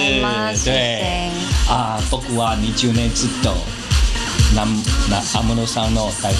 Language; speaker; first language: Japanese; non-native, learner; Chinese